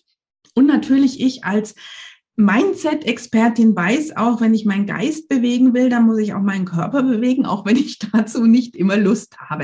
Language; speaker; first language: German; native; German